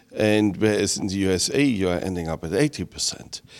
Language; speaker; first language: English; non-native, fluent; German